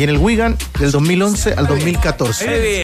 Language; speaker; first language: Spanish; native; Spanish